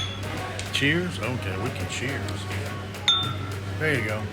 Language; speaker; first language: English; native; English